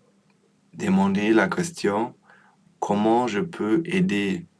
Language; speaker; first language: French; non-native, learner; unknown